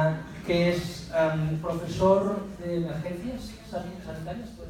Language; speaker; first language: Spanish; native; Spanish